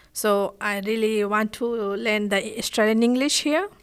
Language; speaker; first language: English; non-native, fluent; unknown